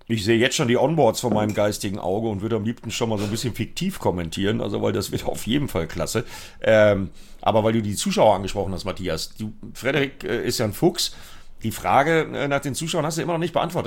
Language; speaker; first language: German; native; German